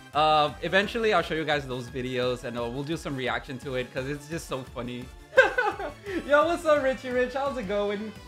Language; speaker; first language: English; non-native, fluent; Spanish